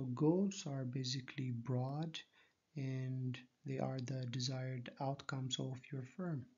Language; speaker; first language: English; non-native, local second language; Amharic